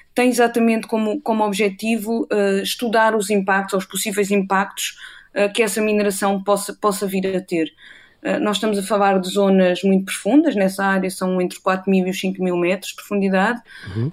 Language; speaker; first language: Portuguese; native; Portuguese